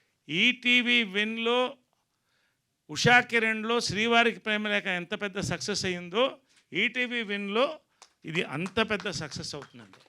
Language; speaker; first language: Telugu; native; Telugu